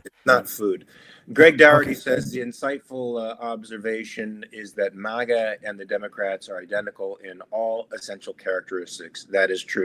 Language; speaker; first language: English; native; English